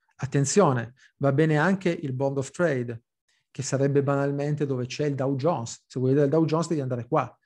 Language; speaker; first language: Italian; early bilingual, heritage; Italian